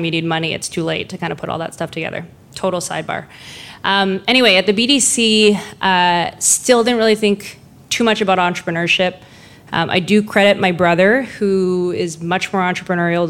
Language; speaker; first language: English; native; English